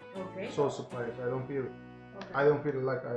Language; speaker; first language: English; non-native, learner; Turkish